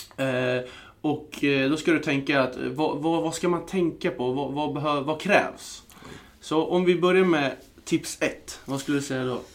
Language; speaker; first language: Swedish; native; Swedish